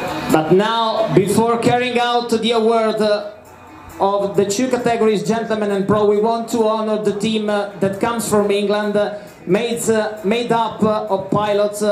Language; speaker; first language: English; non-native, learner; Italian